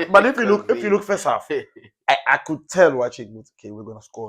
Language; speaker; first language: English; non-native, local second language; Zulu